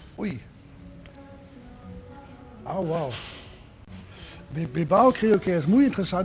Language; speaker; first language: Spanish; non-native, learner; German